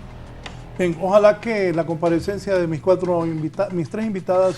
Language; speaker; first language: Spanish; native; Spanish